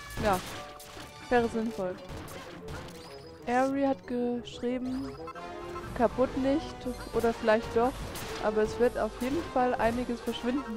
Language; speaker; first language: German; native; German